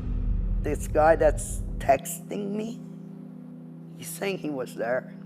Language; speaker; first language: English; non-native, local second language; French